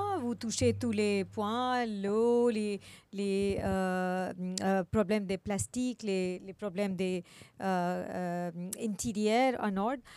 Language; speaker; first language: French; non-native, learner; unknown